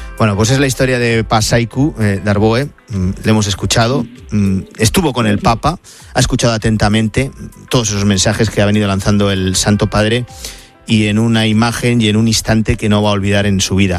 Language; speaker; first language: Spanish; native; Spanish